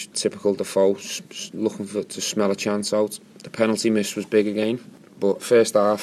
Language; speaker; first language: English; native; English